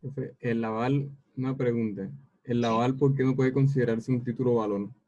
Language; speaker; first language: Spanish; native; Spanish